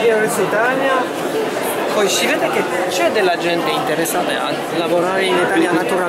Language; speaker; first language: Italian; non-native, fluent; French